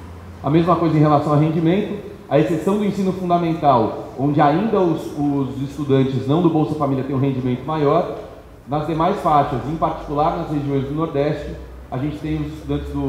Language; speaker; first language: Portuguese; native; Portuguese